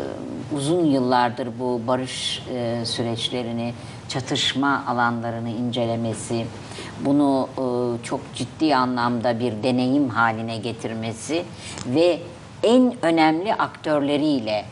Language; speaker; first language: Turkish; native; Turkish